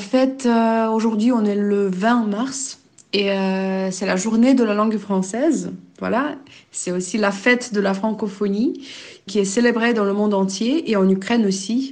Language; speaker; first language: French; non-native, fluent; Ukrainian